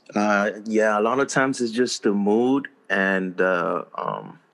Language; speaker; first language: English; early bilingual, other home language; Spanish